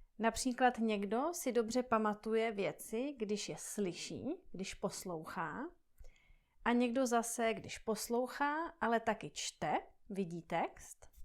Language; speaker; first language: Czech; native; Czech